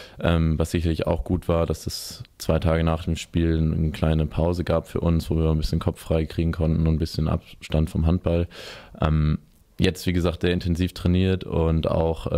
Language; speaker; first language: German; native; German